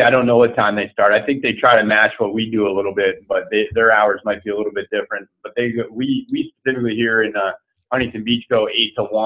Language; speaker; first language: English; native; English